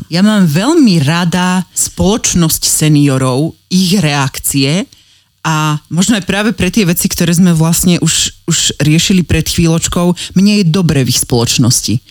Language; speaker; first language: Slovak; native; Slovak